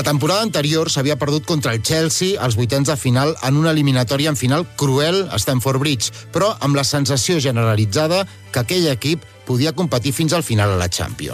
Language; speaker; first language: Catalan; native; Catalan